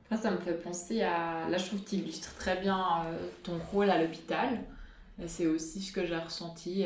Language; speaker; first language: French; native; French